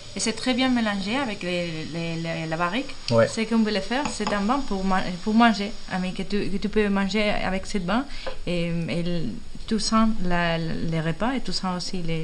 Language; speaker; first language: French; non-native, fluent; Spanish